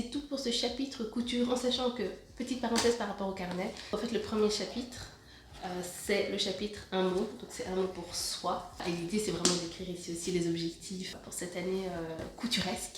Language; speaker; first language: French; native; French